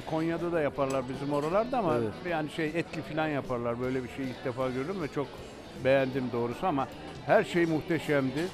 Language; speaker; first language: Turkish; native; Turkish